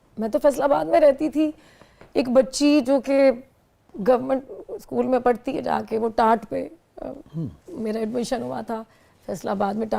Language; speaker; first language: Urdu; non-native, local second language; Punjabi